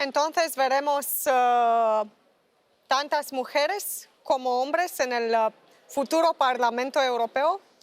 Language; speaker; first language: Spanish; non-native, fluent; Romanian